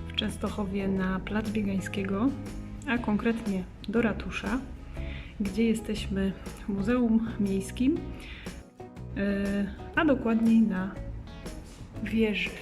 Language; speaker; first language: Polish; native; Polish